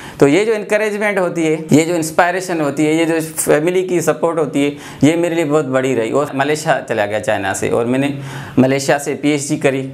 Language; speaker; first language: Urdu; non-native, local second language; Sindhi